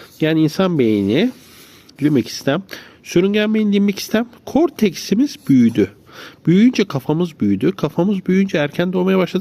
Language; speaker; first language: Turkish; native; Turkish